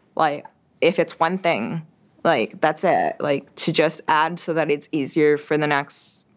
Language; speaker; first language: English; early bilingual, other home language; French